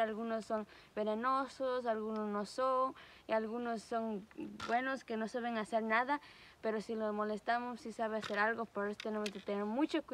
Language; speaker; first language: Spanish; early bilingual, heritage; Spanish